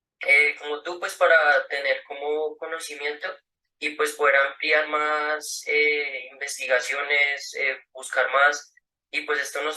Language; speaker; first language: Spanish; native; Spanish